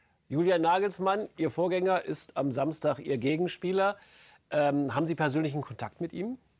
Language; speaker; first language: German; native; German